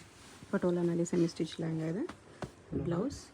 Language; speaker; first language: Kannada; native; Kannada